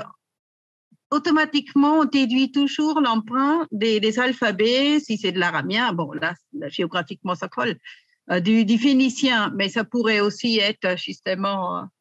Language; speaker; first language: French; native; French